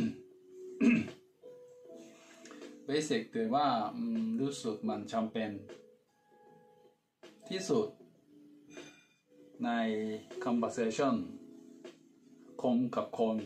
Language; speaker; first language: Thai; non-native, fluent; Japanese